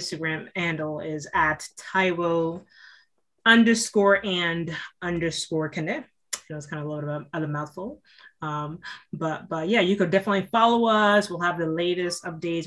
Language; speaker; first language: English; native; English